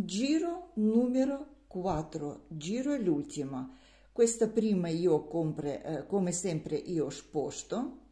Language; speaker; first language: Italian; non-native, learner; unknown